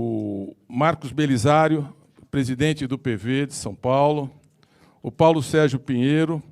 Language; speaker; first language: Portuguese; native; Portuguese